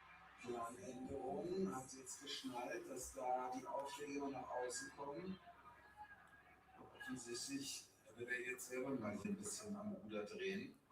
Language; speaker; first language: German; native; German